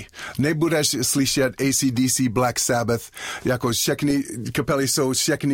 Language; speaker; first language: Czech; non-native, learner; English